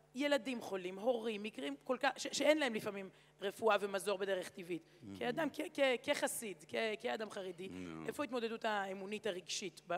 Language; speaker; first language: Hebrew; native; Hebrew